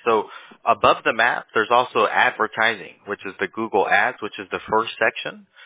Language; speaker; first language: English; native; English